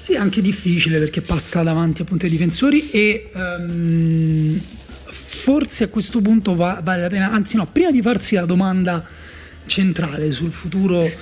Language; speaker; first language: Italian; native; Italian